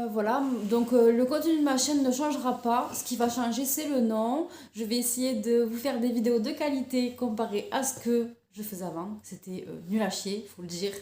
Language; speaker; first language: French; native; French